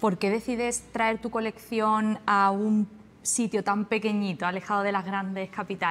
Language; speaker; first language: Spanish; native; Spanish